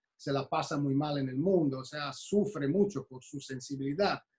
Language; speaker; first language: Spanish; non-native, fluent; Italian